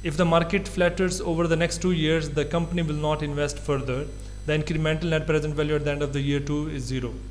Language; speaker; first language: English; non-native, local second language; Urdu